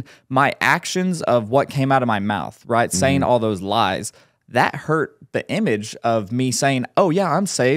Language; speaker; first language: English; native; English